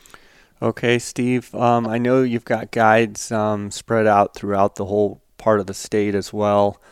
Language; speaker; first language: English; native; English